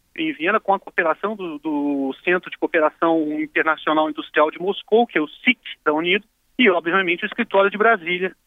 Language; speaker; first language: Portuguese; native; Portuguese